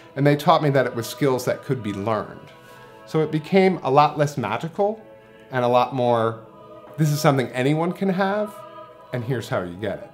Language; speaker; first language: English; native; English